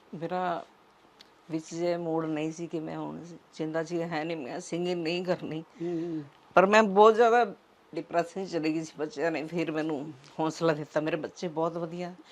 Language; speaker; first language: Punjabi; native; Punjabi